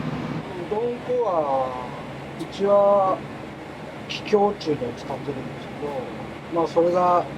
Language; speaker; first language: Japanese; native; Japanese